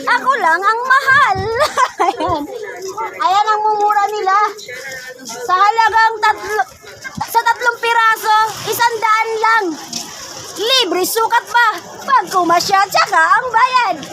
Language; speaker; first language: Filipino; non-native, local second language; Bikol